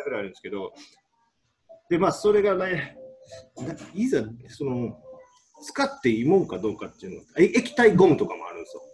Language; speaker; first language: Japanese; native; Japanese